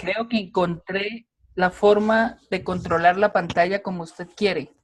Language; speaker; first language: Spanish; native; Spanish